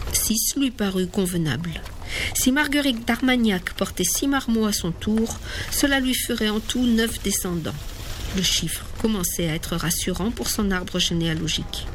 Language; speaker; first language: French; native; French